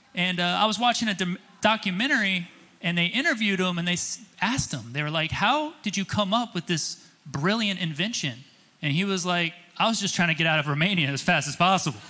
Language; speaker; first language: English; native; English